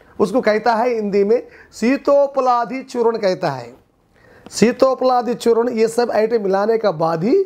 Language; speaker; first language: Hindi; non-native, local second language; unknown